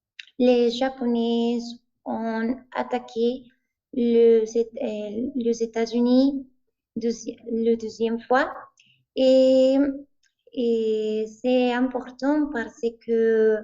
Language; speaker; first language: French; non-native, learner; Spanish